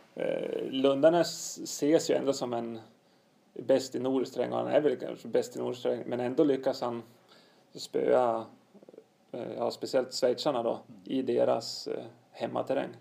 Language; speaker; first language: Swedish; native; Swedish